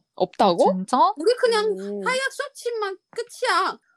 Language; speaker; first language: Korean; non-native, learner; Chinese